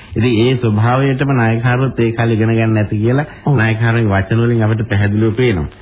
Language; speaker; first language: Sinhala; native; Sinhala